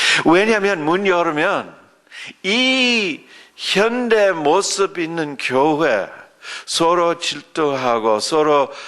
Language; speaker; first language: Korean; early bilingual, other home language; English